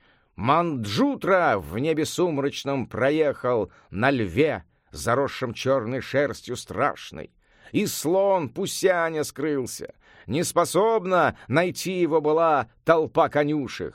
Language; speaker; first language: Russian; native; Russian